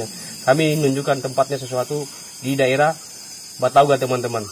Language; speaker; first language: Indonesian; native; Indonesian